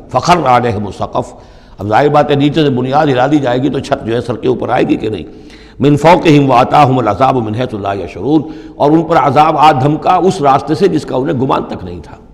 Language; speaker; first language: Urdu; native; Urdu